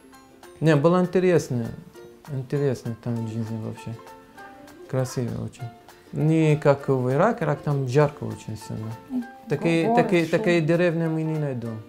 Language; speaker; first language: Russian; non-native, learner; Arabic